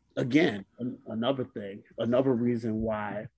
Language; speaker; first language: English; native; English